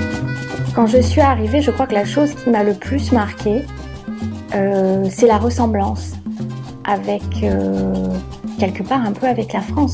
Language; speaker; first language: French; native; French